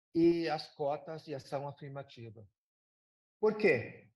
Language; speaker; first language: Portuguese; non-native, fluent; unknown